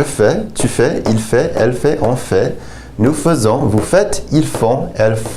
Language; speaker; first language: French; non-native, fluent; English